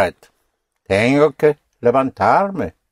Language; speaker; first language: Spanish; non-native, fluent; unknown